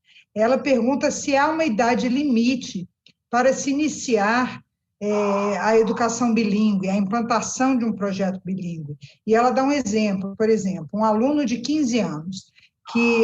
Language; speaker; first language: Portuguese; native; Portuguese